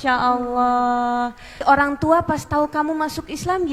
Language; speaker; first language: Indonesian; native; Indonesian